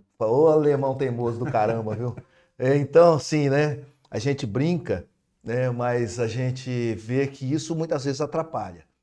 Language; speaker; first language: Portuguese; native; Portuguese